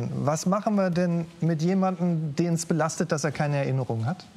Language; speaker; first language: German; native; German